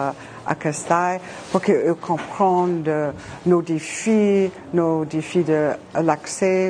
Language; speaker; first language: French; non-native, fluent; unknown